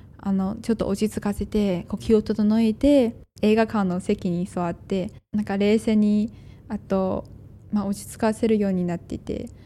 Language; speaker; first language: Japanese; non-native, fluent; Chinese